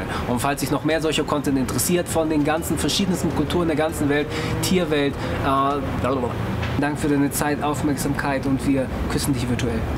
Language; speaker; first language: German; native; German